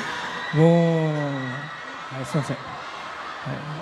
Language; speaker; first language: Japanese; non-native, fluent; Korean